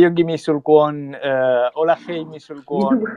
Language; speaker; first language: Korean; non-native, learner; Spanish